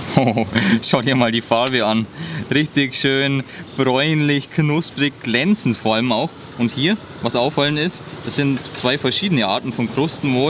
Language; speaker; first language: German; native; German